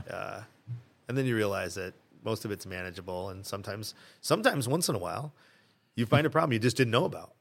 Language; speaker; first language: English; early bilingual, other home language; Italian